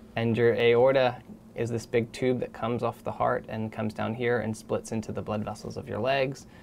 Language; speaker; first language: English; native; English